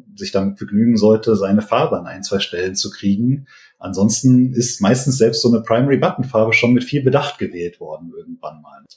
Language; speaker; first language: German; native; German